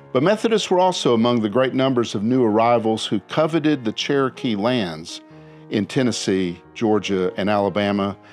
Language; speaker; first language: English; native; English